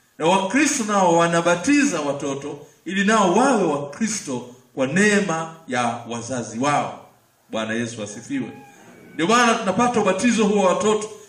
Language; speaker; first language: Swahili; native; Swahili